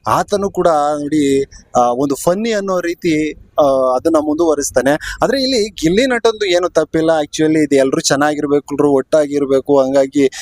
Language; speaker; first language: Kannada; native; Kannada